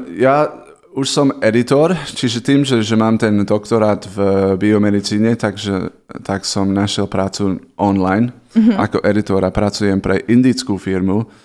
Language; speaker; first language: Slovak; non-native, fluent; English